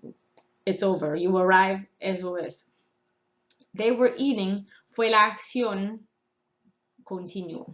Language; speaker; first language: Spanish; non-native, fluent; English